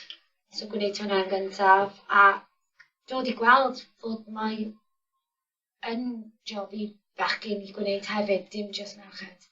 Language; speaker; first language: Welsh; non-native, local second language; English